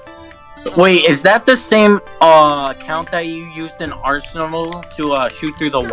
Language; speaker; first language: English; native; English